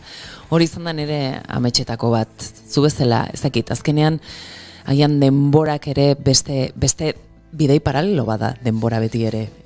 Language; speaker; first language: Basque; native; Basque